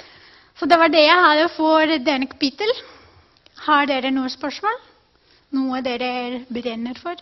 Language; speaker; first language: Norwegian; non-native, fluent; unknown